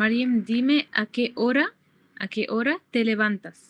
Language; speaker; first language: Spanish; non-native, fluent; Arabic